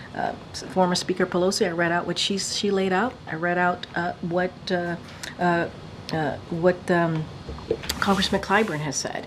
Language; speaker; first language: English; native; English